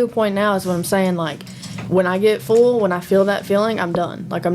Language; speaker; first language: English; native; English